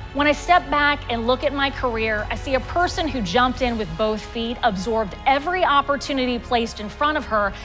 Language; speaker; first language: English; native; English